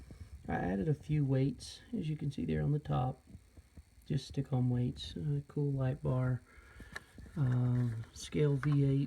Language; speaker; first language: English; native; English